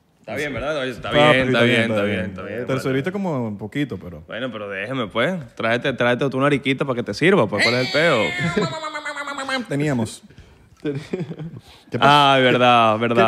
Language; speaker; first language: Spanish; native; Spanish